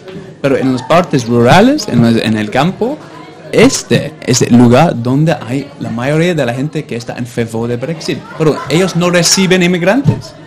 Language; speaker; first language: Spanish; non-native, fluent; English